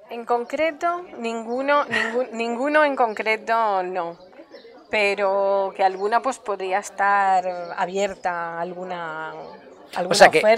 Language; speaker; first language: Spanish; native; Spanish